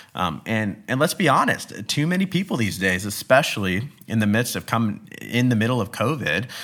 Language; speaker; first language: English; native; English